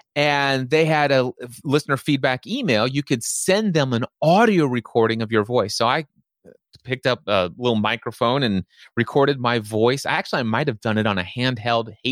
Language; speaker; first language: English; native; English